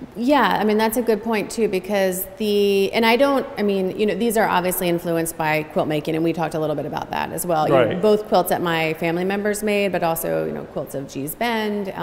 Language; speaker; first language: English; native; English